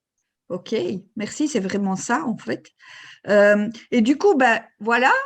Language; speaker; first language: French; native; French